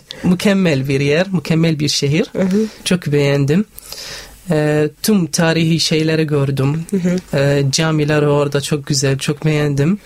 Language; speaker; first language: Turkish; non-native, fluent; Arabic